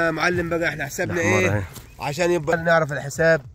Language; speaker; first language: Arabic; native; Arabic